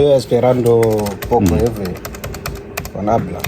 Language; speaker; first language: Spanish; non-native, learner; Bambara